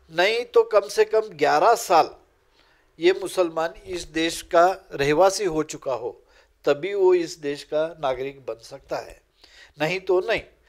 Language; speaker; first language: Urdu; non-native, local second language; Marathi